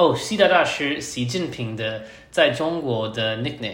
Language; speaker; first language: Chinese; non-native, learner; English